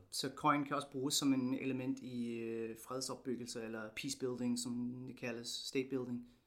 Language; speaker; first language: Danish; non-native, fluent; English